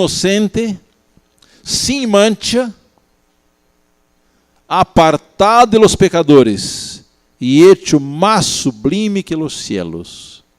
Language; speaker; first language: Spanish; non-native, learner; Portuguese